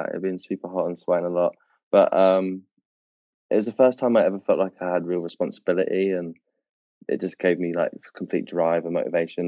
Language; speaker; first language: English; native; English